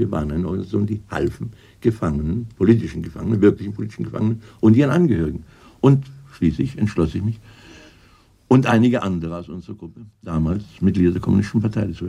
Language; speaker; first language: German; native; German